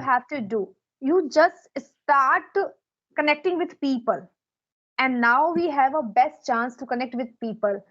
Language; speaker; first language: English; non-native, local second language; Hindi